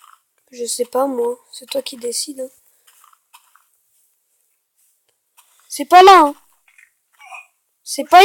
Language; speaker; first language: French; native; French